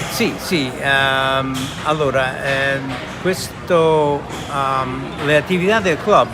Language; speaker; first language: Italian; early bilingual, heritage; English